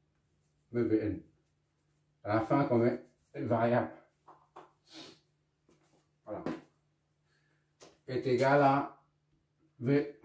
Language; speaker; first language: French; non-native, local second language; Arabic